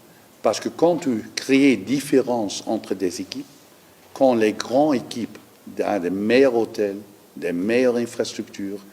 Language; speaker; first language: French; non-native, learner; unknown